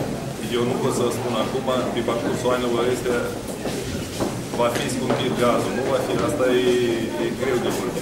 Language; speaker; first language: Romanian; non-native, local second language; Russian